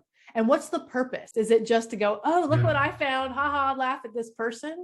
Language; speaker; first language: English; native; English